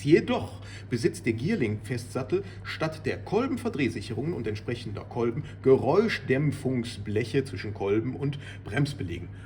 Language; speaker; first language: German; native; German